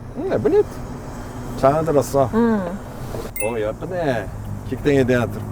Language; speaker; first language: Korean; non-native, fluent; Portuguese